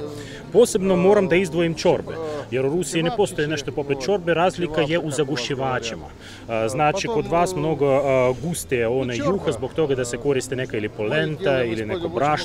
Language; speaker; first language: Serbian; non-native, fluent; Russian